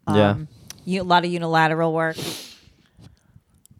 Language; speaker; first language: English; native; English